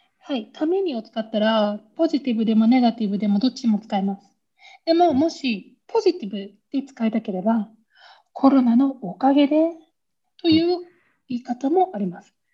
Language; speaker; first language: Japanese; native; Japanese